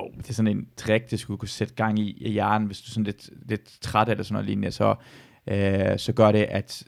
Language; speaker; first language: Danish; early bilingual, other home language; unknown